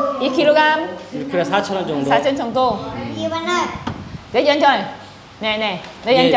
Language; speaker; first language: Korean; non-native, learner; Vietnamese